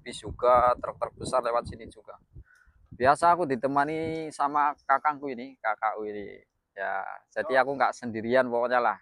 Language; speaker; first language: Indonesian; non-native, local second language; Javanese